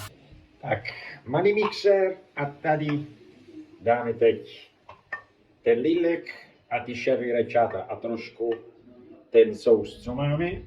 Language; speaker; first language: Czech; non-native, learner; Italian